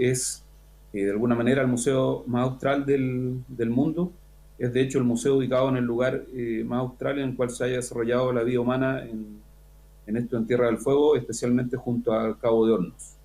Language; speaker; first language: Spanish; native; Spanish